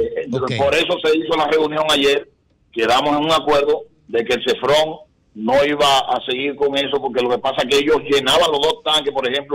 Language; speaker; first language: Spanish; native; Spanish